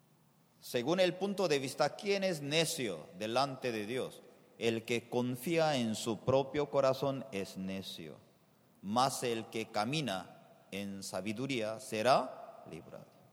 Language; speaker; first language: Spanish; non-native, fluent; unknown